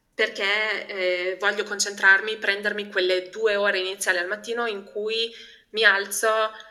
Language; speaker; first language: Italian; early bilingual, other home language; Albanian